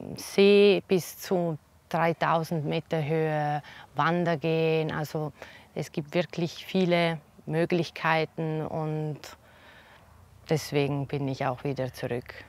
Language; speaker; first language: German; non-native, fluent; Italian